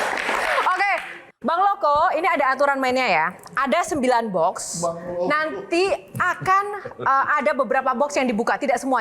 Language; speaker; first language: Indonesian; native; Indonesian